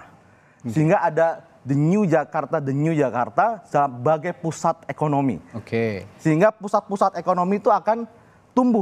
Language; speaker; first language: Indonesian; native; Indonesian